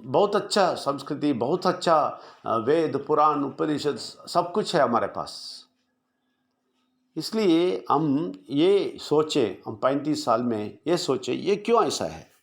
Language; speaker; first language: Hindi; non-native, local second language; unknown